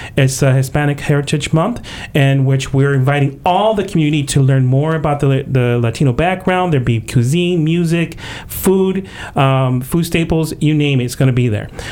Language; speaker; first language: English; early bilingual, other home language; Spanish